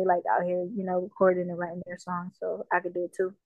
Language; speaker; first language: English; native; English